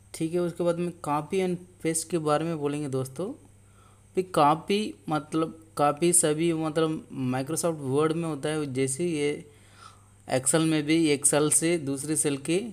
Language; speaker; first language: Hindi; non-native, local second language; Tamil